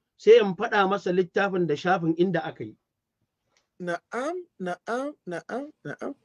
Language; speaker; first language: Hausa; native; Hausa